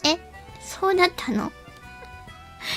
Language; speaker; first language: Japanese; native; Japanese